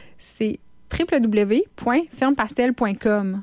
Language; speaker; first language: French; native; French